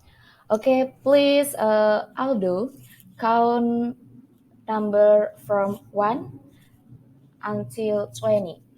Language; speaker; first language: English; non-native, learner; Indonesian